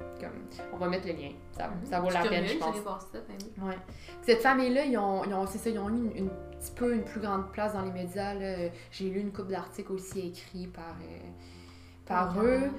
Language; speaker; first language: French; native; French